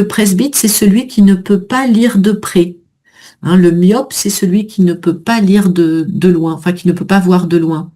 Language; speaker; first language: French; native; French